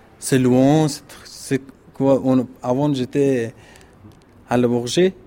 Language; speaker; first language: French; non-native, learner; Persian